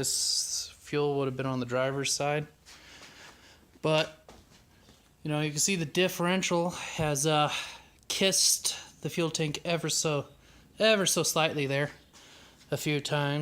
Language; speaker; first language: English; native; English